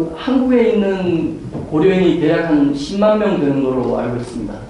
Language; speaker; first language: Korean; native; Korean